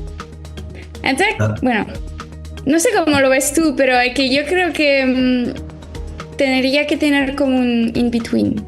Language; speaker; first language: Spanish; non-native, fluent; French